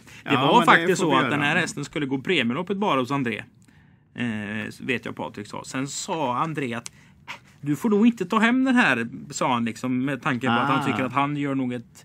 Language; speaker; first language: Swedish; native; Swedish